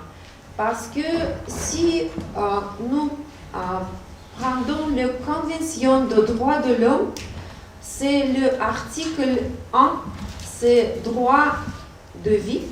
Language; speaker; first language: French; non-native, learner; Russian